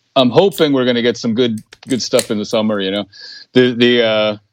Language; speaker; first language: English; native; English